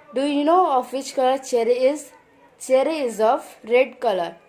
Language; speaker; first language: English; non-native, local second language; Hindi